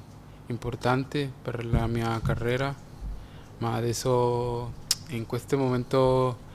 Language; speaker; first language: Italian; non-native, fluent; Spanish